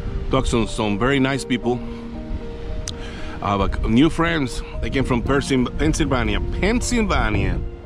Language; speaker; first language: English; non-native, local second language; Spanish